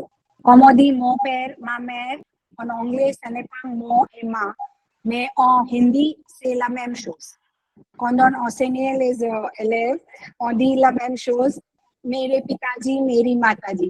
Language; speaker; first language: French; non-native, learner; Hindi